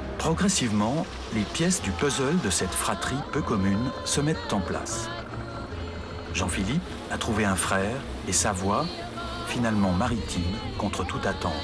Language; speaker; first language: French; native; French